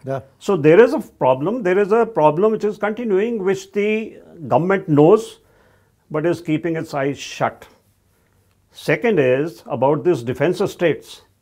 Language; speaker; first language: English; non-native, local second language; Hindi